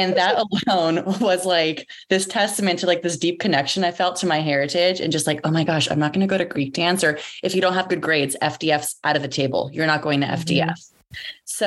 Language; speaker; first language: English; early bilingual, other home language; Greek